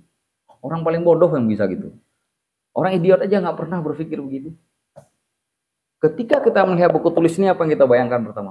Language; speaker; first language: Indonesian; native; Indonesian